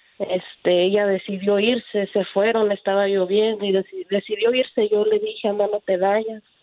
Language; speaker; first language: Spanish; native; Spanish